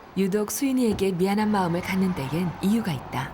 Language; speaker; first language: Korean; native; Korean